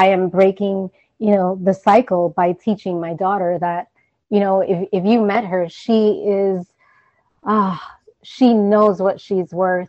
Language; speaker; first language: English; native; English